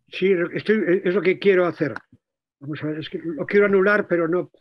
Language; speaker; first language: Spanish; native; Spanish